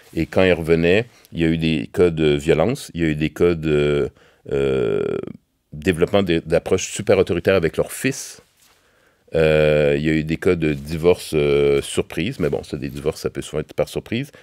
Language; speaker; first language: French; native; French